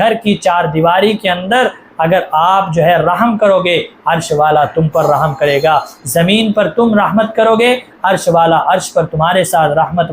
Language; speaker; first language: Urdu; native; Urdu